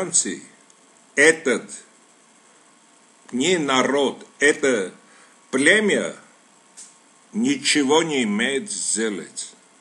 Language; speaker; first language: Russian; non-native, local second language; Armenian